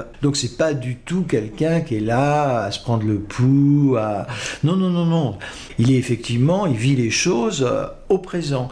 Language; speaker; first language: French; native; French